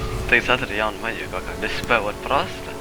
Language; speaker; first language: Latvian; native; Latvian